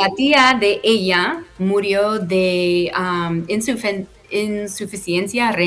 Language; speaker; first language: Spanish; non-native, fluent; English